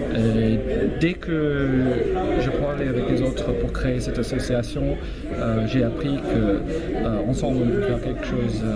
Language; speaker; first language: French; non-native, fluent; English